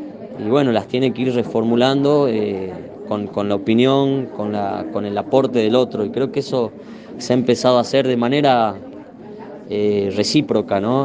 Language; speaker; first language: Spanish; native; Spanish